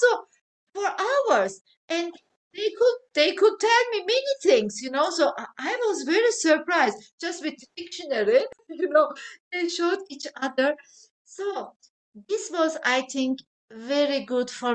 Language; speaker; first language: English; non-native, fluent; Turkish